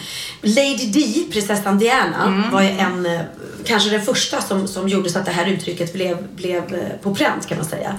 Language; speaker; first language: Swedish; native; Swedish